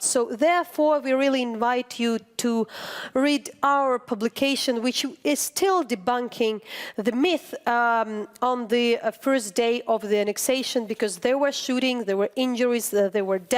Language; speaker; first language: English; non-native, fluent; Ukrainian